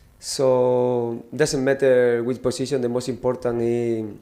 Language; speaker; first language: English; non-native, learner; Spanish